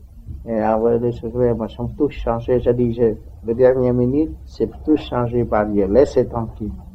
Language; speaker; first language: French; non-native, learner; Vietnamese